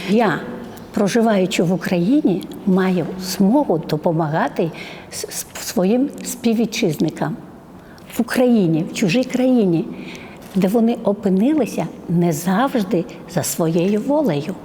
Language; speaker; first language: Ukrainian; non-native, fluent; Georgian